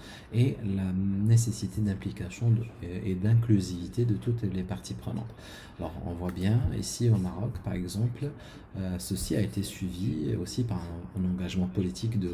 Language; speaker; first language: French; non-native, local second language; Arabic